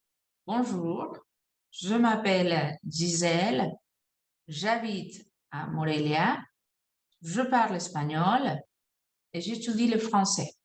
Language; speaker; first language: French; non-native, fluent; Spanish